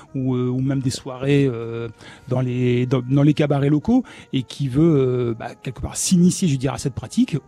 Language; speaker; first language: French; native; French